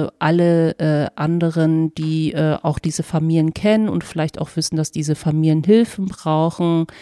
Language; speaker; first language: German; native; German